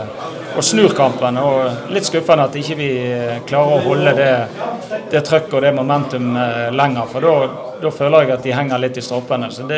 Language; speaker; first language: Norwegian; native; Norwegian